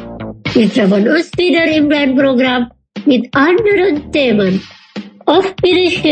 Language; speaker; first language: German; non-native, learner; Indonesian